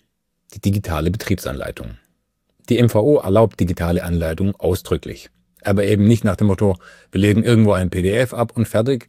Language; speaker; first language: German; native; German